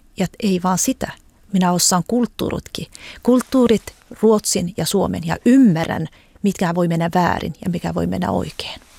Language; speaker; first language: Finnish; early bilingual, heritage; Finnish